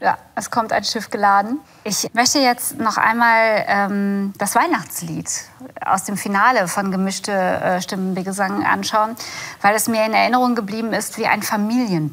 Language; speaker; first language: German; native; German